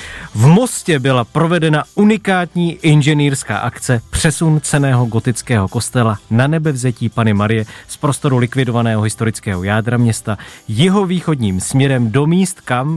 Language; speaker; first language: Czech; native; Czech